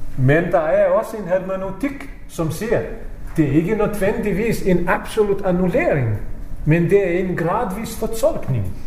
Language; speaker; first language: Danish; non-native, fluent; Bosnian